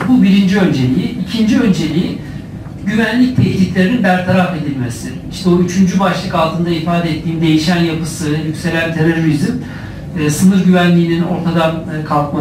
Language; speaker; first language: Turkish; native; Turkish